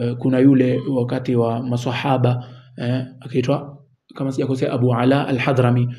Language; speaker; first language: Swahili; native; Swahili